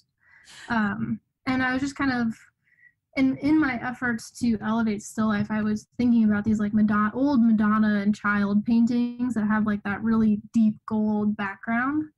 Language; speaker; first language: English; native; English